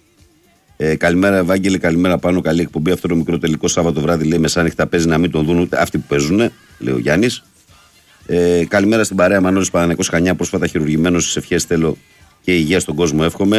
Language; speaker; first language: Greek; native; Greek